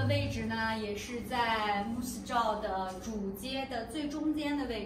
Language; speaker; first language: Chinese; native; Chinese